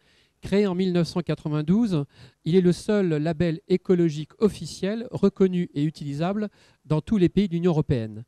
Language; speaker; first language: French; native; French